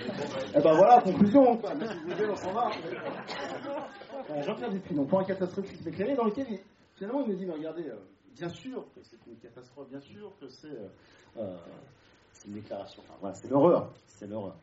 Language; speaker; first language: French; native; French